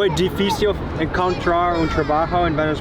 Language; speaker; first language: Spanish; non-native, learner; English